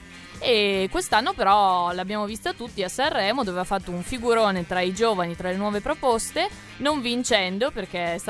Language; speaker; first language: Italian; native; Italian